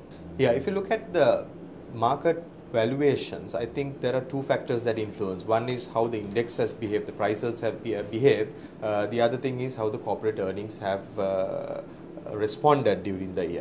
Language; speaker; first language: English; non-native, local second language; Sinhala